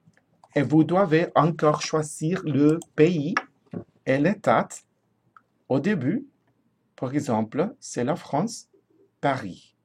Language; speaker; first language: French; non-native, fluent; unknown